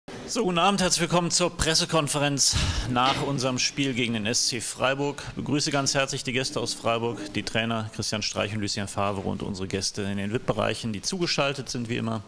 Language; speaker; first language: German; native; German